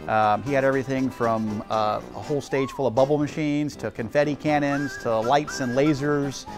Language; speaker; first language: English; native; English